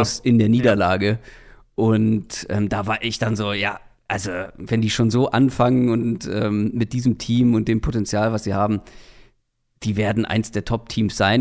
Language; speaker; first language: German; native; German